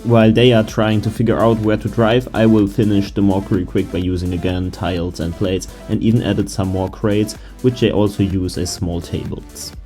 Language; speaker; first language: English; non-native, fluent; German